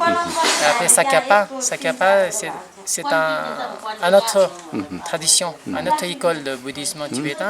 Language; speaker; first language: French; non-native, learner; Nepali